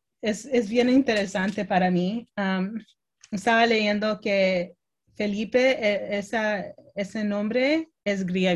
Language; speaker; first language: Spanish; early bilingual, heritage; Spanish